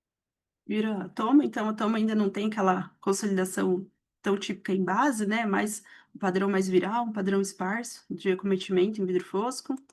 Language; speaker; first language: Portuguese; native; Portuguese